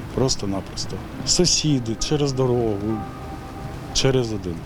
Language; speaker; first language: Ukrainian; native; Ukrainian